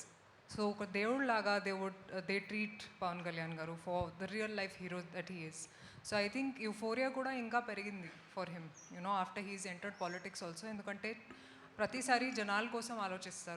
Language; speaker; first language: Telugu; non-native, local second language; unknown